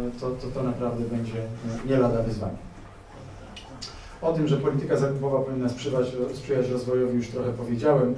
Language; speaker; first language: Polish; native; Polish